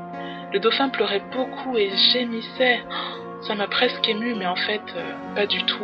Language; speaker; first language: French; native; French